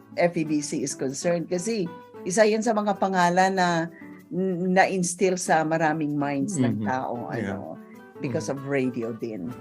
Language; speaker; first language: Filipino; non-native, local second language; Hiligaynon